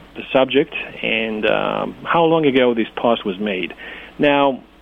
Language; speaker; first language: English; non-native, fluent; Greek